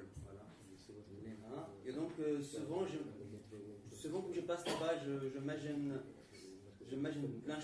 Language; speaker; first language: French; non-native, fluent; Arabic